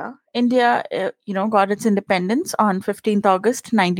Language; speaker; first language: English; non-native, local second language; Punjabi